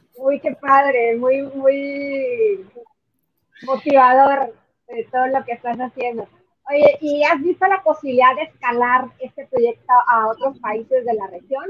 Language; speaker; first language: Spanish; native; Spanish